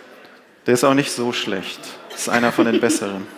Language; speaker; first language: German; native; German